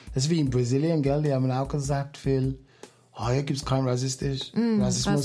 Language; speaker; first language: German; non-native, fluent; English